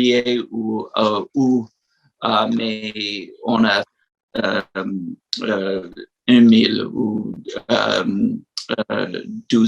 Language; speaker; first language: French; non-native, learner; English